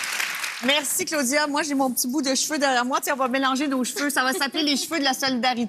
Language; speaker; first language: French; native; French